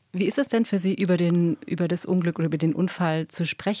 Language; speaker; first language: German; native; German